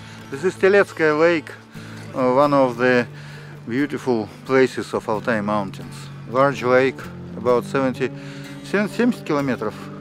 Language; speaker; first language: English; non-native, learner; Russian